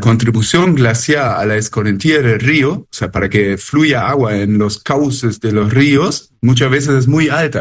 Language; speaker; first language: Spanish; native; Spanish